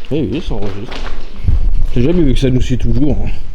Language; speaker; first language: French; native; French